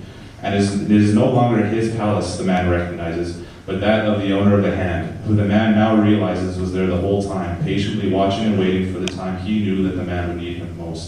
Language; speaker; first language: English; native; English